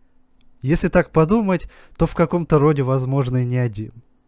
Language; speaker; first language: Russian; native; Russian